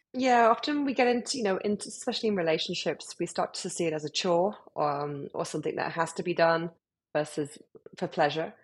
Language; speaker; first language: English; native; English